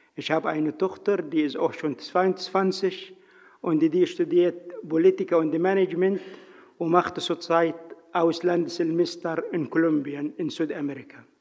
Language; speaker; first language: German; non-native, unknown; Arabic